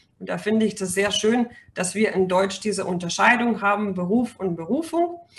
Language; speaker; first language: German; non-native, fluent; Russian